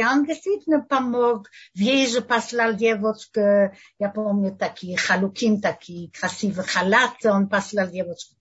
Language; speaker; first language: Russian; non-native, learner; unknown